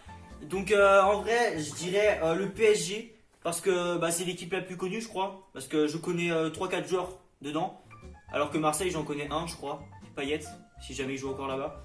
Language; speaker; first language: French; native; French